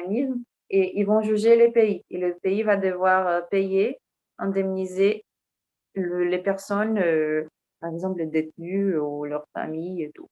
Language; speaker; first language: French; non-native, fluent; Portuguese